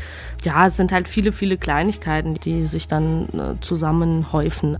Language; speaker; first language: German; non-native, fluent; Georgian